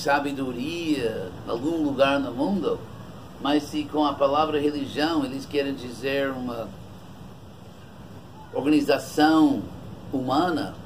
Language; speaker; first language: Portuguese; non-native, fluent; English